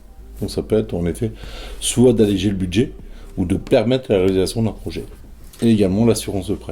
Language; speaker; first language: French; native; French